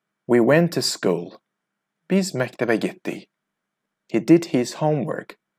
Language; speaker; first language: English; non-native, fluent; Azerbaijani